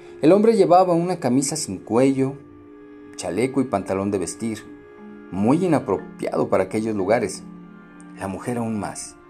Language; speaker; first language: Spanish; native; Spanish